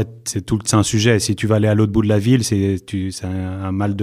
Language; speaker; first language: French; native; French